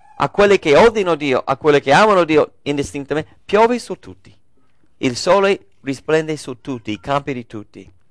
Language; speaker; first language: Italian; early bilingual, heritage; English